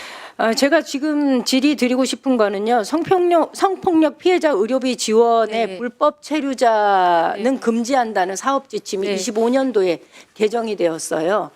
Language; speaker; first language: Korean; native; Korean